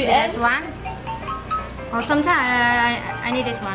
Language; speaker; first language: English; non-native, learner; Khmer